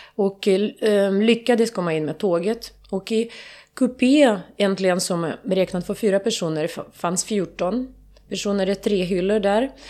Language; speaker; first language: Swedish; non-native, fluent; Ukrainian